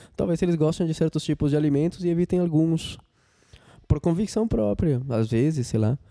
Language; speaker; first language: Portuguese; non-native, fluent; Spanish